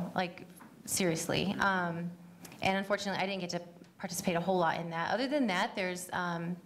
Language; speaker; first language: English; native; English